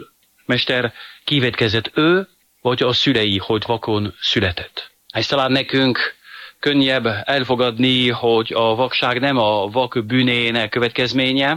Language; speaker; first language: Hungarian; non-native, fluent; French